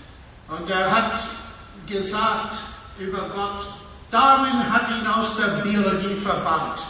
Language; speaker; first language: German; non-native, fluent; English